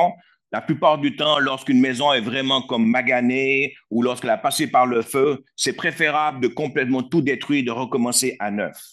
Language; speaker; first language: French; native; French